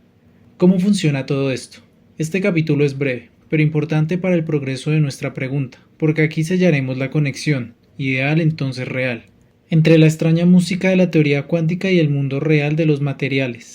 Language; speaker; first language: Spanish; native; Spanish